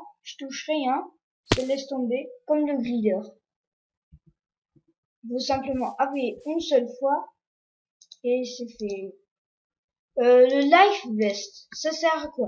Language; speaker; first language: French; non-native, learner; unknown